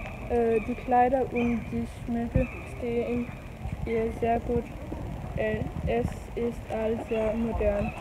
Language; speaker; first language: German; non-native, learner; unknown